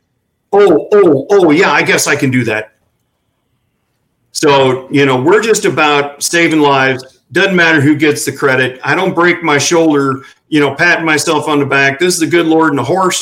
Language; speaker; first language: English; native; English